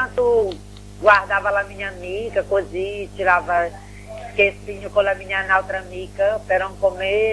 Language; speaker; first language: Italian; non-native, learner; Portuguese